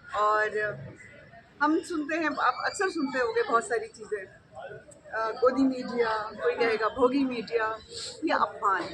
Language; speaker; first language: Hindi; native; Hindi